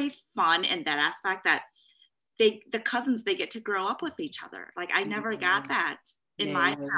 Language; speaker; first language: English; native; English